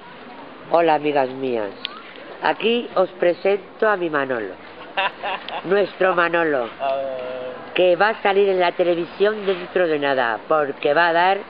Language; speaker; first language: Spanish; native; Spanish